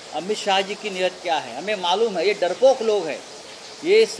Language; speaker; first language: Hindi; non-native, local second language; Marathi